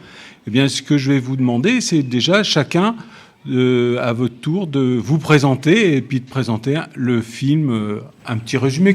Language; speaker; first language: French; native; French